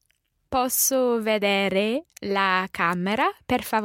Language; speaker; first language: Italian; non-native, learner; English